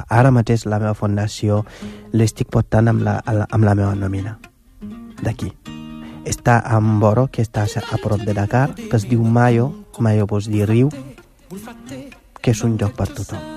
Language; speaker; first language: Catalan; non-native, fluent; Wolof